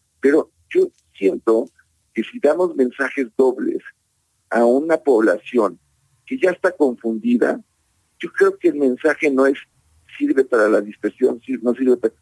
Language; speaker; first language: Spanish; native; Spanish